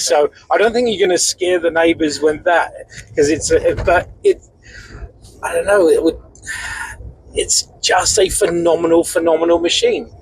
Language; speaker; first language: English; native; English